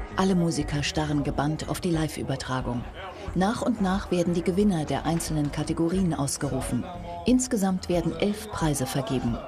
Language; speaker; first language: German; native; German